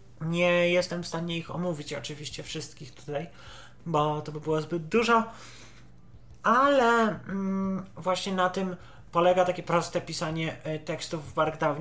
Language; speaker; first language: Polish; native; Polish